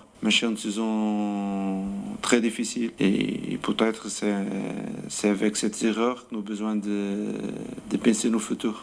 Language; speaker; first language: French; non-native, fluent; Portuguese